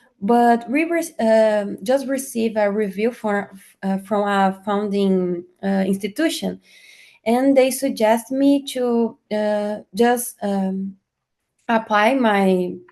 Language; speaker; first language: English; non-native, fluent; Portuguese